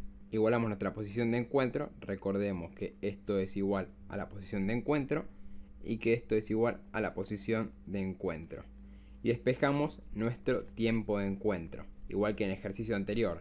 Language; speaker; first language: Spanish; native; Spanish